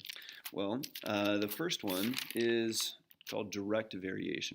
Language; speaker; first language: English; native; English